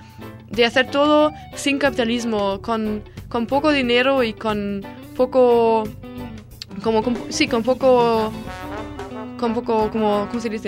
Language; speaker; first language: Spanish; non-native, learner; German